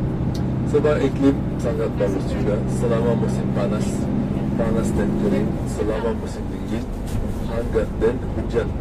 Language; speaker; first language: Indonesian; non-native, fluent; Turkish